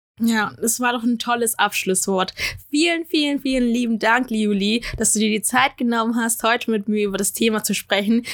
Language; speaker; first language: German; early bilingual, other home language; Ewe